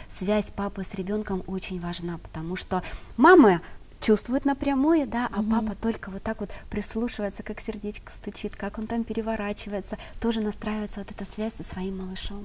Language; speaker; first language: Russian; native; Russian